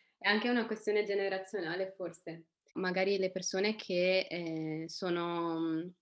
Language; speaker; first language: Italian; early bilingual, other home language; Arabic